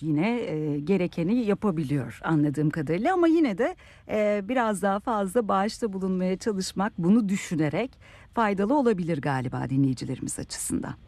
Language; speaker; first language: Turkish; native; Turkish